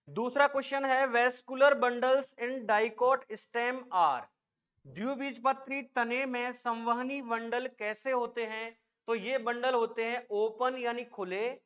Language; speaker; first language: Hindi; native; Hindi